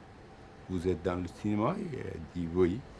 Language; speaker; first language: French; non-native, fluent; Persian